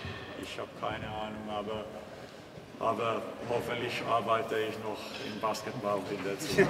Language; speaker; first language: German; non-native, fluent; Finnish